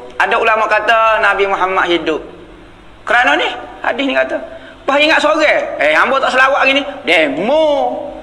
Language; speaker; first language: Malay; native; Malay